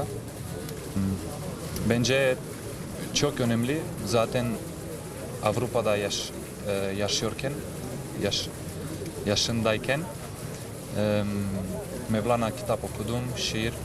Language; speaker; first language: Turkish; non-native, learner; Romanian